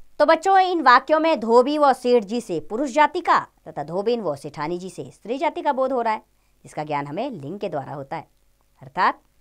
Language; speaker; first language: Hindi; native; Hindi